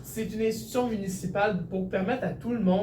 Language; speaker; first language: French; native; French